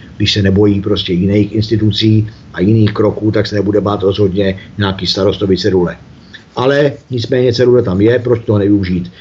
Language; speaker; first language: Czech; native; Czech